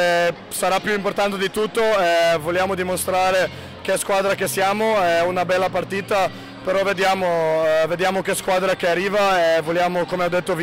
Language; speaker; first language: Italian; non-native, fluent; Slovenian